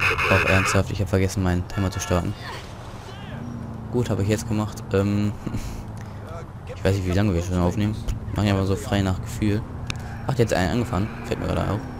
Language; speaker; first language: German; native; German